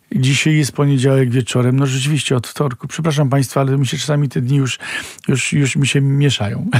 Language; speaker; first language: Polish; native; Polish